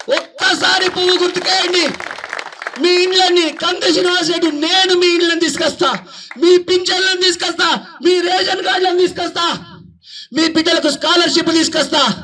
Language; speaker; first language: Telugu; native; Telugu